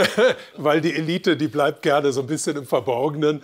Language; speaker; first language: German; native; German